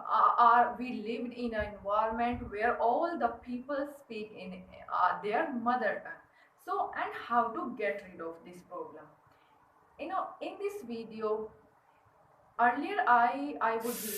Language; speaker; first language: English; non-native, learner; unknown